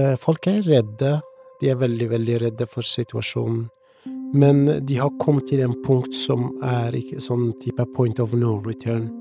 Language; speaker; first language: Norwegian; early bilingual, other home language; Persian